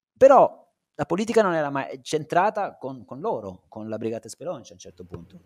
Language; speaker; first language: Italian; native; Italian